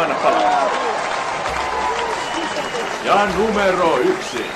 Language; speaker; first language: Finnish; native; Finnish